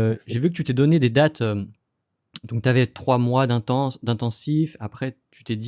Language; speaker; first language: French; native; French